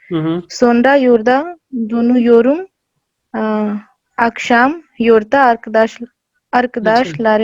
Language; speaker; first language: Turkish; non-native, learner; Urdu